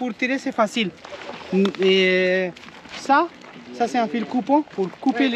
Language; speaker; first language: French; non-native, fluent; Hindi